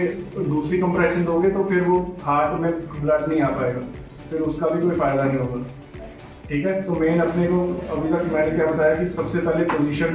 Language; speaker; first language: Hindi; native; Hindi